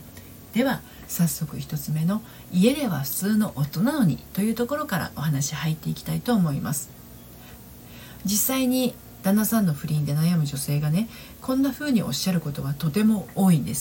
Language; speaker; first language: Japanese; native; Japanese